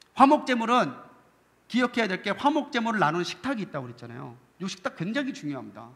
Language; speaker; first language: Korean; native; Korean